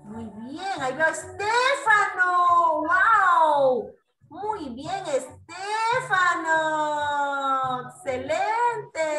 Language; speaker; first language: Spanish; native; Spanish